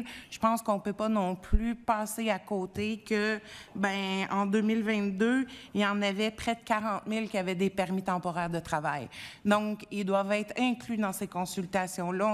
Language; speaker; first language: French; native; French